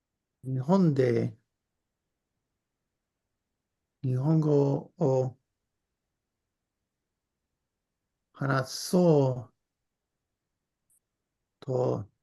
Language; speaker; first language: Japanese; non-native, learner; English